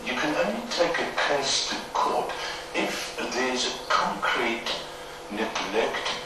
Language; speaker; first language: English; non-native, local second language; Afrikaans